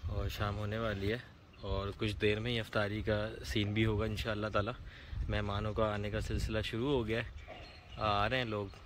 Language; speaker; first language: Hindi; native; Hindi